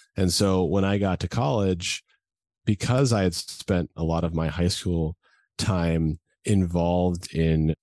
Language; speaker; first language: English; native; English